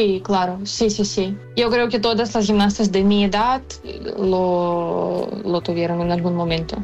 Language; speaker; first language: Spanish; non-native, fluent; Ukrainian